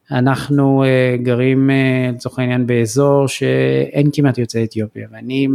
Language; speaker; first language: Hebrew; early bilingual, other home language; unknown